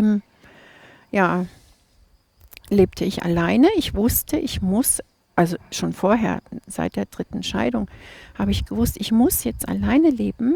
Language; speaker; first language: German; native; German